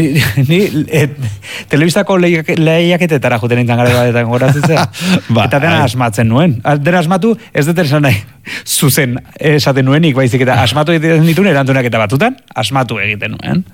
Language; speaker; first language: Basque; native; Basque